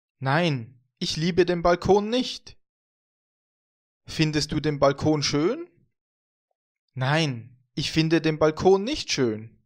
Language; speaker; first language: German; non-native, fluent; Vietnamese